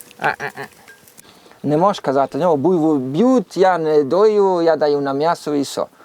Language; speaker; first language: Ukrainian; non-native, learner; German